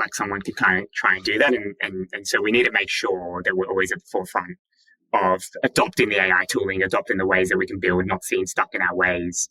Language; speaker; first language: English; native; English